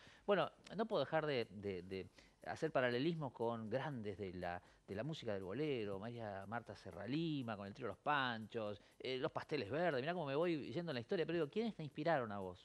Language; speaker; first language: Spanish; native; Spanish